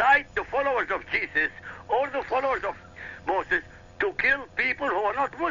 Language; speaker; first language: English; non-native, fluent; Arabic